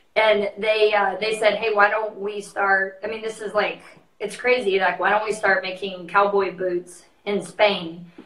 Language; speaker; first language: English; native; English